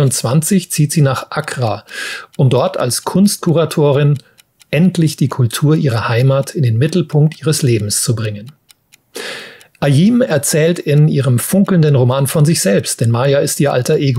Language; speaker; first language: German; native; German